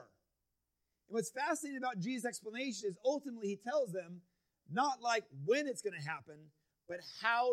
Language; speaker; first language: English; native; English